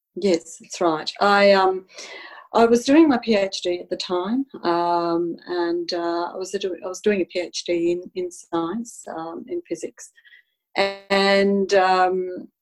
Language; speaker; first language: English; non-native, local second language; Italian